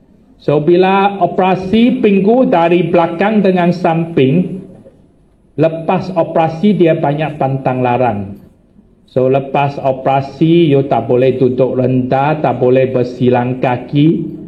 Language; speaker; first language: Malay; non-native, local second language; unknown